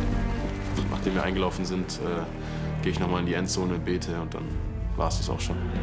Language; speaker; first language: German; native; German